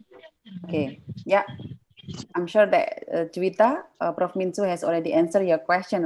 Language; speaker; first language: English; non-native, fluent; Indonesian